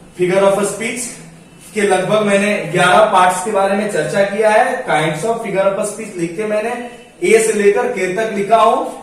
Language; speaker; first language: Hindi; native; Hindi